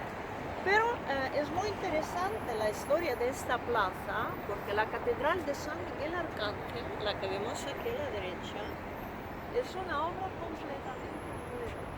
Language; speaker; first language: Spanish; non-native, fluent; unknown